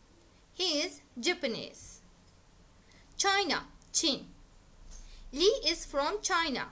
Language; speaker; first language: English; non-native, fluent; Turkish